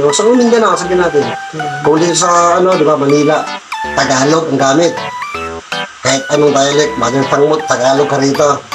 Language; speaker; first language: Filipino; non-native, local second language; Iloko